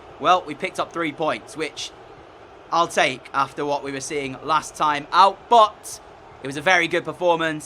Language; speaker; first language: English; native; English